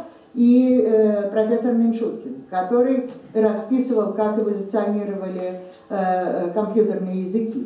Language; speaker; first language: Russian; native; Russian